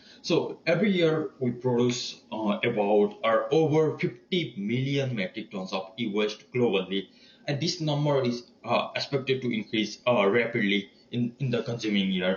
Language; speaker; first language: English; non-native, learner; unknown